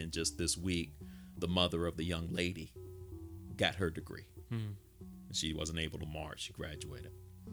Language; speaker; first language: English; native; English